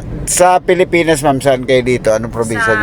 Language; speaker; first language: Filipino; native; Filipino